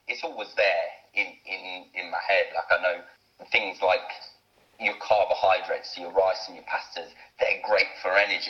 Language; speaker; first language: English; native; English